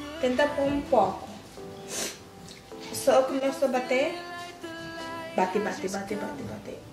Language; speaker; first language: Portuguese; early bilingual, heritage; English